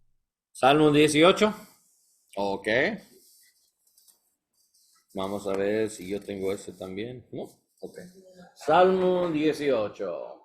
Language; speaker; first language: Spanish; non-native, learner; English